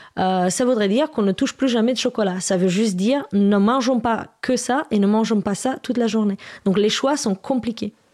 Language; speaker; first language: French; non-native, fluent; Romanian